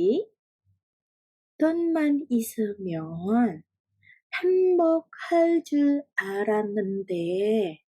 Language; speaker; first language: Korean; non-native, fluent; Indonesian